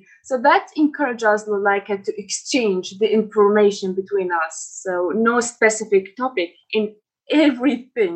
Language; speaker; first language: English; non-native, fluent; Arabic